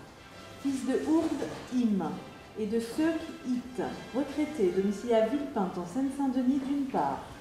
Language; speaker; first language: French; native; French